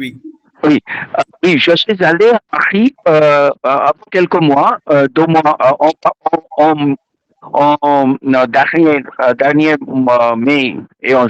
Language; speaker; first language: French; non-native, learner; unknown